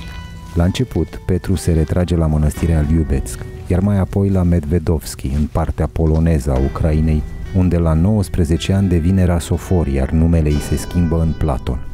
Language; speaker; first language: Romanian; native; Romanian